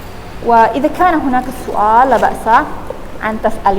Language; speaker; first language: Arabic; non-native, fluent; Indonesian